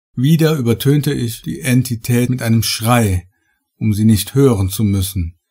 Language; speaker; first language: German; native; German